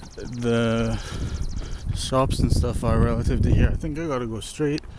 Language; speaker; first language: English; native; English